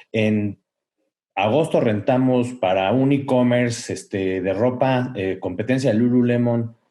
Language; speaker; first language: Spanish; native; Spanish